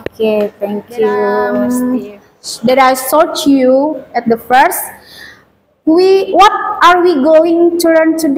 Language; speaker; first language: English; non-native, learner; Indonesian